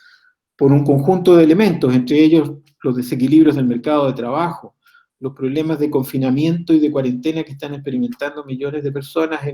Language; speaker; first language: Spanish; native; Spanish